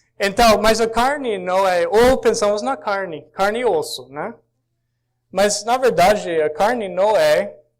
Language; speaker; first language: Portuguese; non-native, fluent; English